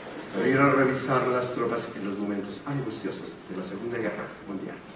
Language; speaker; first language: Spanish; native; Spanish